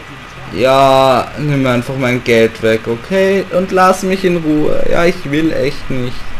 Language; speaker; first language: German; native; German